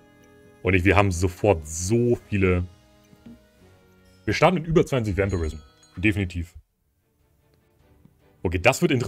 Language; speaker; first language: German; native; German